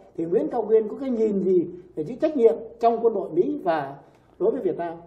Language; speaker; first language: Vietnamese; native; Vietnamese